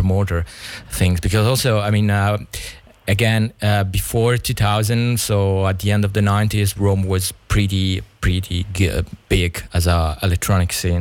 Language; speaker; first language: English; non-native, fluent; Italian